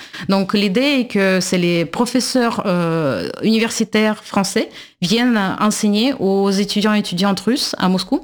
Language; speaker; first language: French; non-native, fluent; Russian